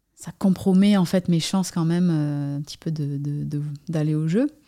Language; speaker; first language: French; native; French